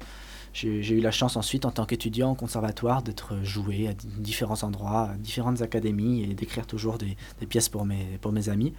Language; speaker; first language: French; native; French